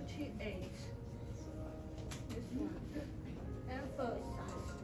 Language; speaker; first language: English; non-native, learner; Chinese